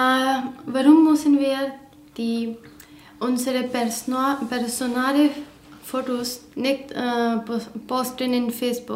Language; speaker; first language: German; non-native, learner; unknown